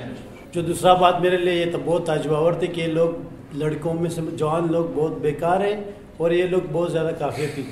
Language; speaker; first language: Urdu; non-native, learner; Arabic